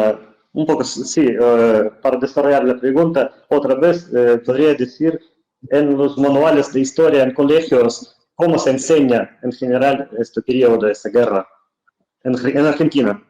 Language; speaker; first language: Spanish; non-native, fluent; Russian